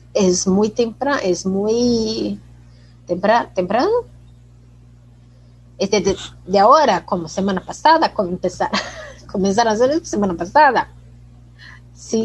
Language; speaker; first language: Spanish; non-native, fluent; Portuguese